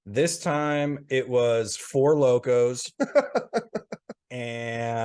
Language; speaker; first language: English; native; English